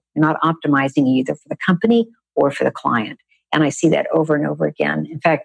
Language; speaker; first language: English; native; English